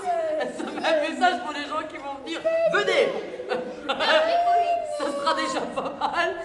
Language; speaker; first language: French; native; French